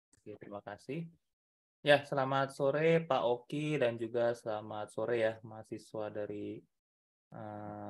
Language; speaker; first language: Indonesian; native; Indonesian